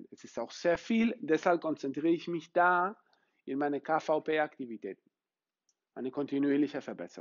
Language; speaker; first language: German; non-native, fluent; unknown